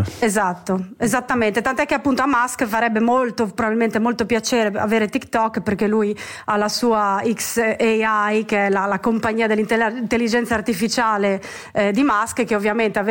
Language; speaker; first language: Italian; native; Italian